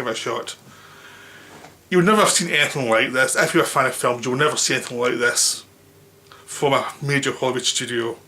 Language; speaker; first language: English; native; English